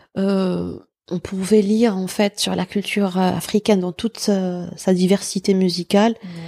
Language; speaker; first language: French; non-native, local second language; Berber languages